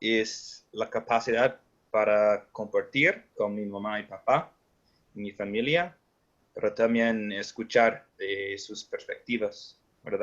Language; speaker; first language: Spanish; non-native, fluent; English